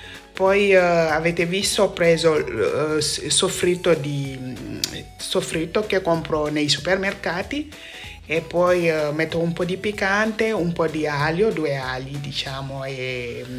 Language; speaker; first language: Italian; non-native, fluent; Wolof